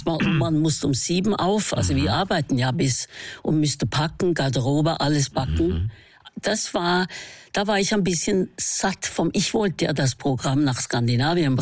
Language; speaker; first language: German; non-native, fluent; Norwegian